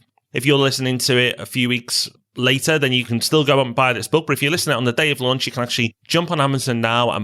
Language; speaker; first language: English; native; English